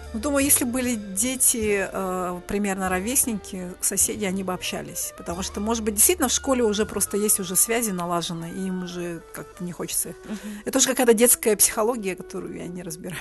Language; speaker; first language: Russian; native; Russian